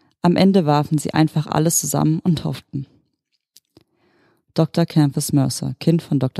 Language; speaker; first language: German; native; German